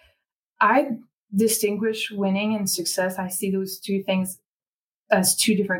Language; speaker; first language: English; non-native, fluent; French